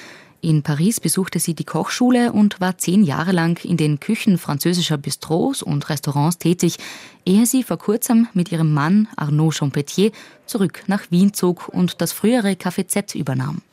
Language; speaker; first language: German; native; German